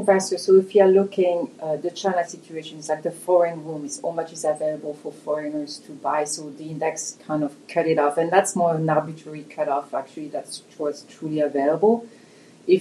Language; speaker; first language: English; non-native, fluent; French